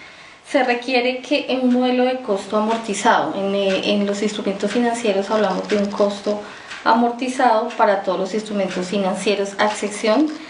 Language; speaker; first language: Spanish; native; Spanish